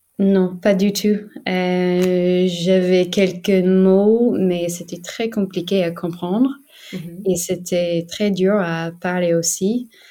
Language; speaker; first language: French; non-native, fluent; English